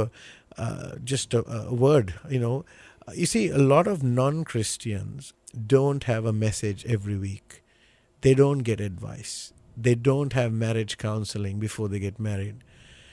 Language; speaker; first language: English; non-native, local second language; Sinhala